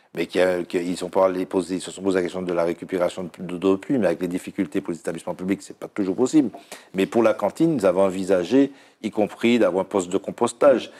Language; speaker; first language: French; native; French